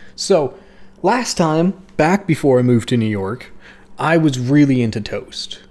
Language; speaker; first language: English; native; English